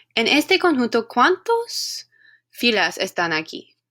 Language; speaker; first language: Spanish; non-native, learner; English